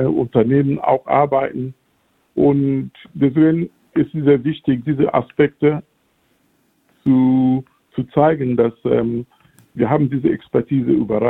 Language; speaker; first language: German; non-native, fluent; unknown